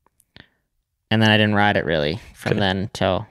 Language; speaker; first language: English; native; English